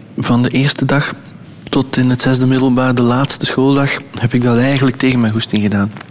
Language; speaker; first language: Dutch; native; Dutch